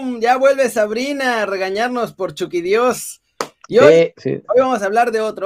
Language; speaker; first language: Spanish; native; Spanish